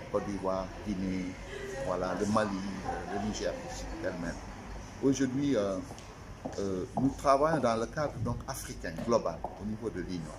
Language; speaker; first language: French; non-native, local second language; Wolof